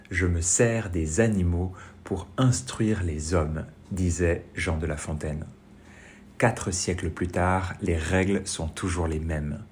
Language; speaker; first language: French; native; French